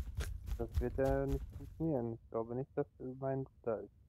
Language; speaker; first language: German; native; German